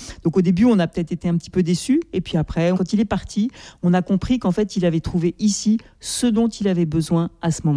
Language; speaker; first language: French; native; French